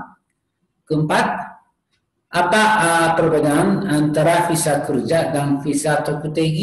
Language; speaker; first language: Indonesian; non-native, learner; Japanese